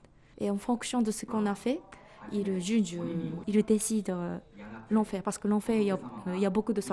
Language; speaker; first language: French; non-native, fluent; Japanese